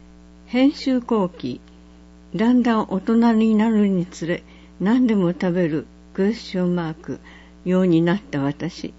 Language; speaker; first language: Japanese; native; Japanese